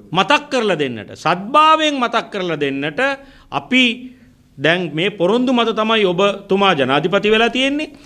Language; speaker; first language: Sinhala; native; Sinhala